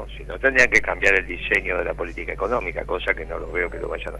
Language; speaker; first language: Spanish; native; Spanish